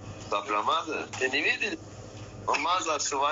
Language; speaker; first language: Russian; non-native, learner; Persian